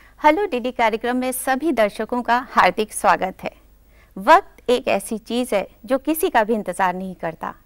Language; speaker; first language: Hindi; native; Hindi